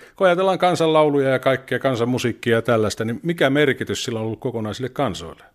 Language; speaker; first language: Finnish; native; Finnish